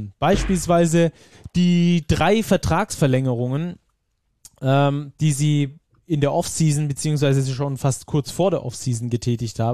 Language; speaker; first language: German; native; German